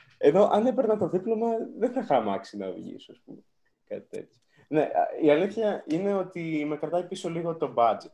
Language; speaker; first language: Greek; early bilingual, other home language; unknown